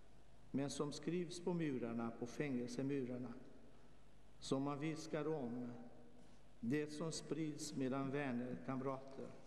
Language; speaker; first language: Swedish; non-native, fluent; Portuguese